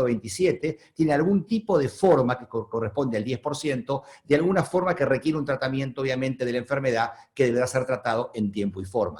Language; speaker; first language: Spanish; native; Spanish